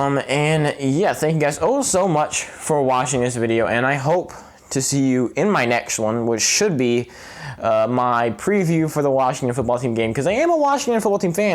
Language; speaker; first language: English; native; English